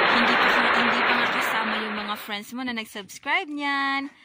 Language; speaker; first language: Filipino; non-native, local second language; Waray